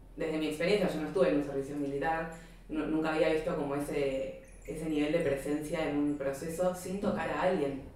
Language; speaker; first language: Spanish; native; Spanish